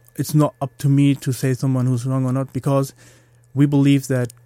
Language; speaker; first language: English; non-native, fluent; German